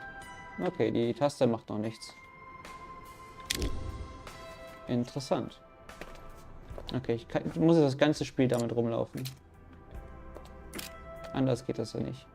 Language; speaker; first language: German; native; German